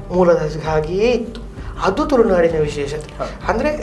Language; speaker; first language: Kannada; non-native, local second language; Tulu